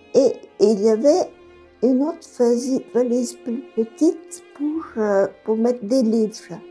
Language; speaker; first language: French; non-native, fluent; Bulgarian